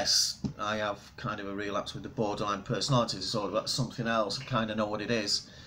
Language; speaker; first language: English; native; English